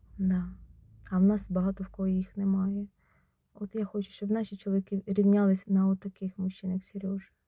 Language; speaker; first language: Ukrainian; native; Ukrainian